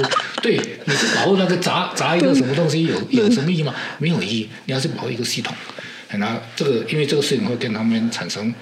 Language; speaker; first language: Chinese; non-native, local second language; Min Nan Chinese